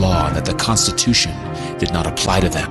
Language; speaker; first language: English; native; English